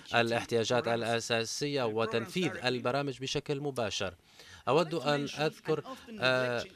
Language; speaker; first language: Arabic; non-native, fluent; Italian